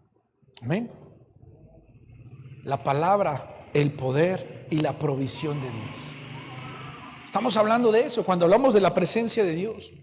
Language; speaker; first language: Spanish; native; Spanish